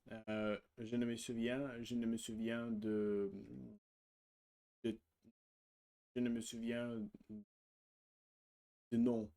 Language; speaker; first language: French; non-native, learner; Russian